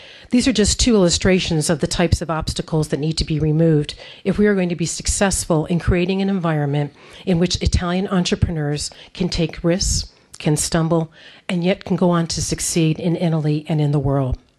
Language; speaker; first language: English; native; English